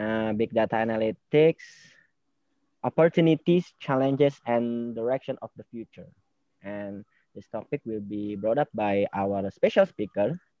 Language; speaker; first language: English; non-native, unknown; Indonesian